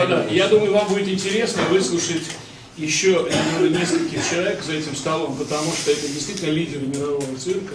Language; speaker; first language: Russian; native; Russian